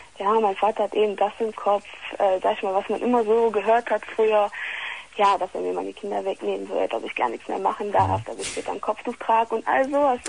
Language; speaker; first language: German; early bilingual, other home language; Italian